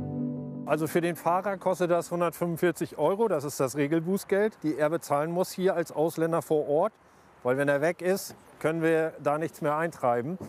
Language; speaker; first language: German; native; German